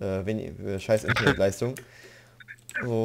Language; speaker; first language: German; native; German